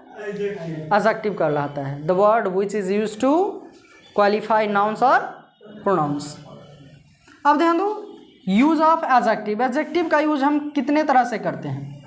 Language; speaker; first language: Hindi; native; Hindi